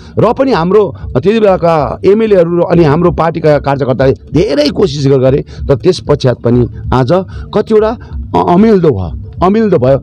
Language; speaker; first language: Nepali; native; Nepali